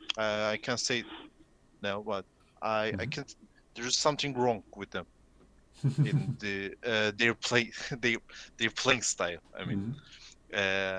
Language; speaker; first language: English; non-native, learner; Turkish